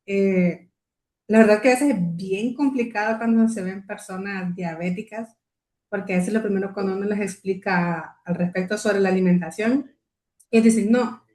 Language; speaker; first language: Spanish; native; Spanish